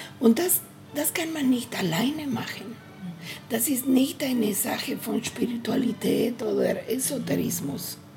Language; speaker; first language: German; non-native, learner; Spanish